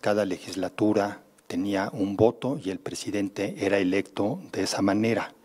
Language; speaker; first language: Spanish; native; Spanish